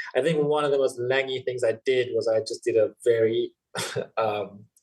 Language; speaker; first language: English; native; English